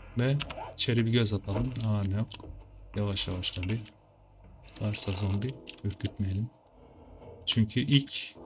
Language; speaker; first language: Turkish; early bilingual, heritage; Turkish